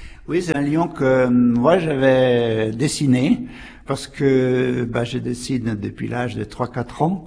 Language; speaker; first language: French; native; French